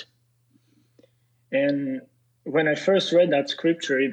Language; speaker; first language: English; non-native, fluent; Serbian